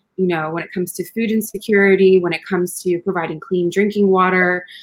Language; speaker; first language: Spanish; early bilingual, heritage; Spanish